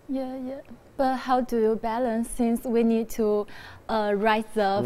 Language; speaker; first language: English; non-native, fluent; Chinese